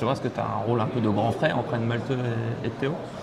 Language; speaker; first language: French; native; French